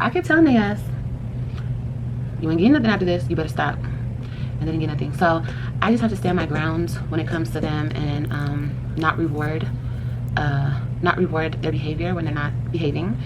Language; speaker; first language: English; native; English